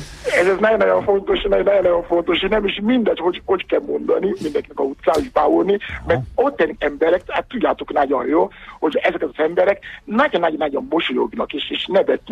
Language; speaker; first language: Hungarian; non-native, learner; Yoruba